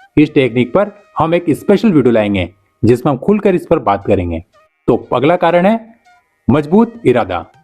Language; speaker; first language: Hindi; native; Hindi